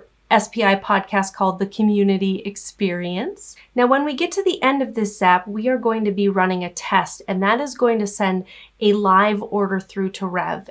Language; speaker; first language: English; native; English